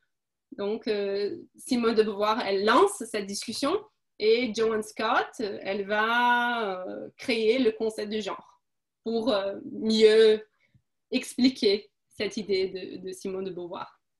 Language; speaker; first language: French; non-native, fluent; Portuguese